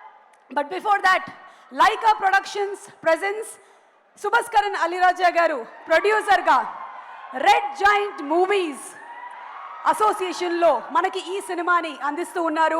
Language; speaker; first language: Telugu; native; Telugu